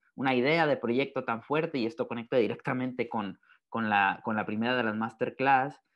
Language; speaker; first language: Spanish; native; Spanish